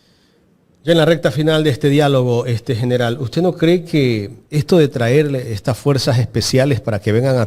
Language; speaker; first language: Spanish; native; Spanish